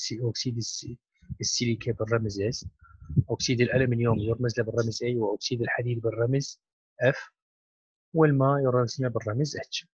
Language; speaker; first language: Arabic; native; Arabic